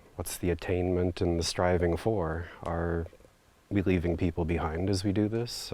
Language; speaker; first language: English; native; English